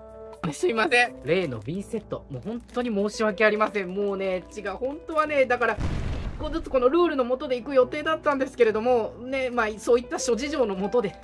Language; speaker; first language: Japanese; native; Japanese